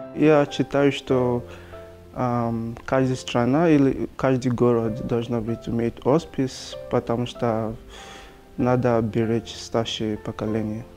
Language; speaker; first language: Russian; non-native, learner; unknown